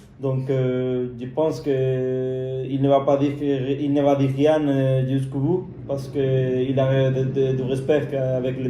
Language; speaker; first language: French; non-native, fluent; Spanish